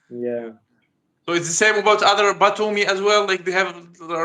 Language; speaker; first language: English; non-native, learner; Russian